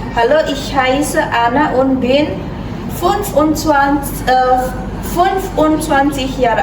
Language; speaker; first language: German; non-native, fluent; Indonesian